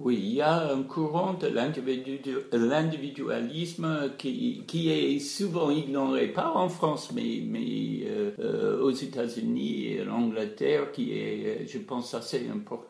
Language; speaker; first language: French; non-native, fluent; English